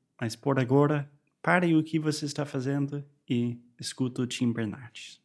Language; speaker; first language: Portuguese; non-native, fluent; English